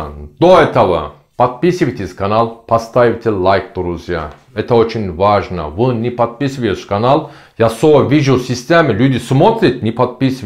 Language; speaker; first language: Russian; non-native, learner; Turkish